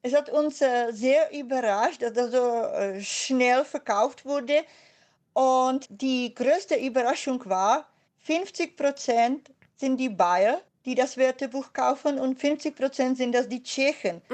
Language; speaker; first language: German; non-native, fluent; Czech